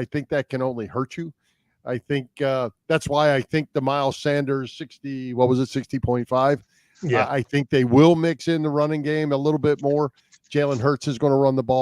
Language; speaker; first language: English; native; English